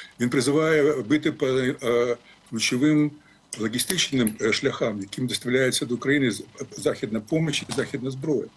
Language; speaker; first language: Ukrainian; native; Ukrainian